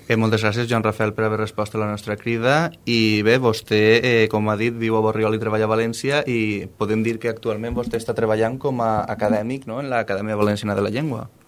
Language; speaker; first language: Catalan; native; Catalan